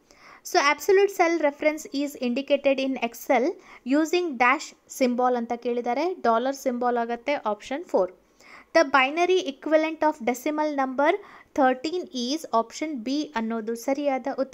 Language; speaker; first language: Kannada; native; Kannada